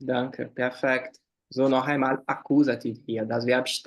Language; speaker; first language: German; non-native, fluent; Portuguese